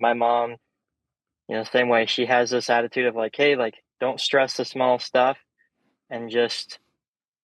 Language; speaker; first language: English; native; English